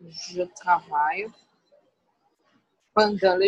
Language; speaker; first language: French; non-native, learner; Portuguese